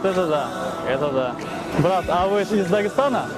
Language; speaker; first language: Russian; non-native, fluent; Uzbek